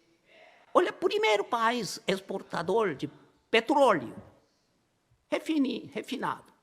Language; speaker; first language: Portuguese; non-native, learner; Korean